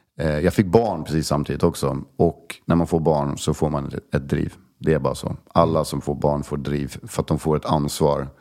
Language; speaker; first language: Swedish; native; Swedish